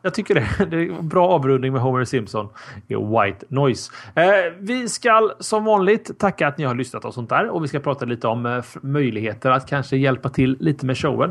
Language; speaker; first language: Swedish; native; Swedish